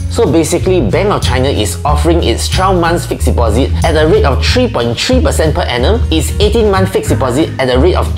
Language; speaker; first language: English; native; English